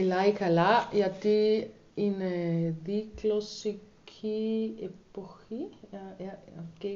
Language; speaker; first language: Greek; non-native, learner; German